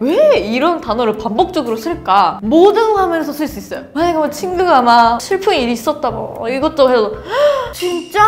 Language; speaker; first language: Korean; non-native, fluent; Japanese